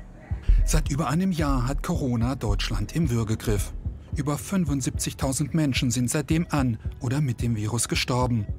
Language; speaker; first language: German; native; German